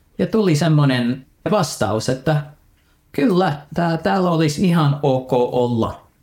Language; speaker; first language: Finnish; early bilingual, heritage; Finnish